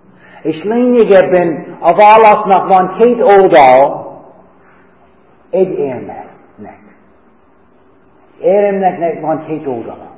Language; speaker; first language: Hungarian; non-native, learner; English